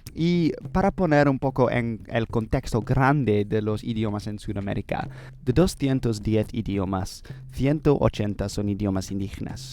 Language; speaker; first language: Spanish; non-native, learner; English